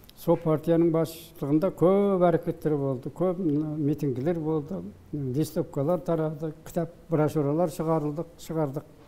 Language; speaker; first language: Kazakh; native; Kazakh